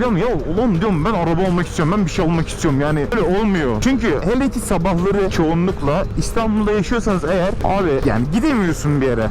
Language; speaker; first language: Turkish; native; Turkish